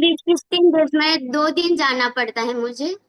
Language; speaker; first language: Hindi; non-native, local second language; Odia